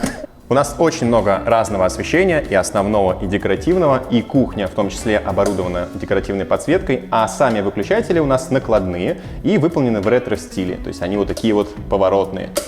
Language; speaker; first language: Russian; native; Russian